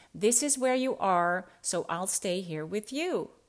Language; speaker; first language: English; non-native, fluent; Dutch